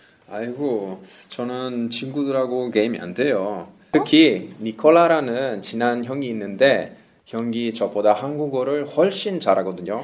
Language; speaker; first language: Korean; non-native, fluent; Italian